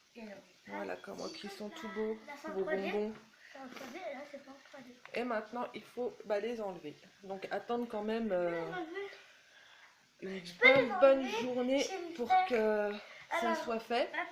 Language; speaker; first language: French; native; French